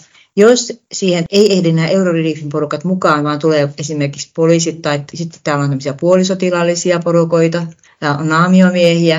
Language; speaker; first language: Finnish; native; Finnish